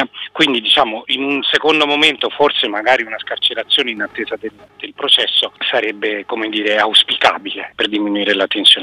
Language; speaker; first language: Italian; native; Italian